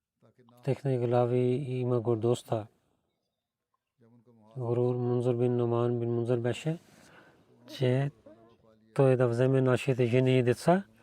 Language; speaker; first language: Bulgarian; non-native, learner; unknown